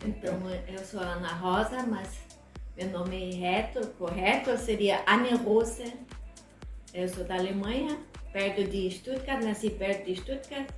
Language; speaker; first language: Portuguese; non-native, fluent; German